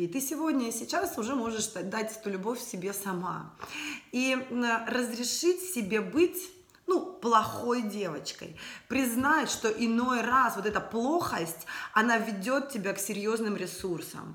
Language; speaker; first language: Russian; native; Russian